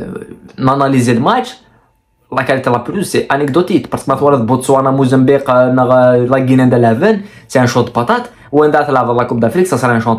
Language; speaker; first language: French; non-native, local second language; Kabyle